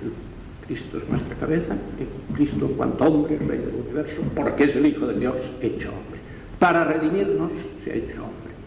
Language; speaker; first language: Spanish; non-native, local second language; Catalan